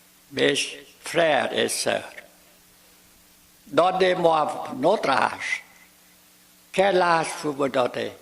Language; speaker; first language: French; non-native, fluent; Vietnamese